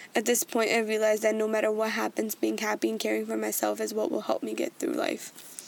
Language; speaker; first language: English; native; English